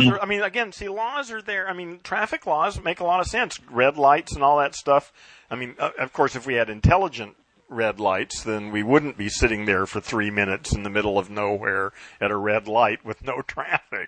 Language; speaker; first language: English; native; English